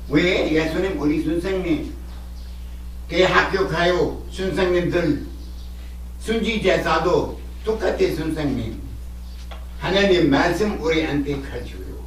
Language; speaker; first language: Korean; non-native, learner; Arabic